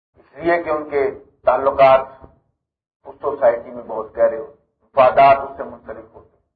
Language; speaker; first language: Urdu; non-native, local second language; Punjabi